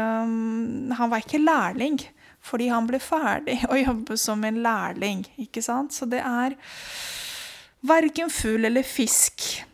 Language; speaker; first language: Norwegian; non-native, fluent; Spanish